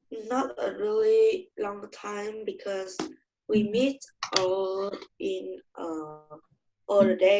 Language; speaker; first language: English; non-native, learner; Vietnamese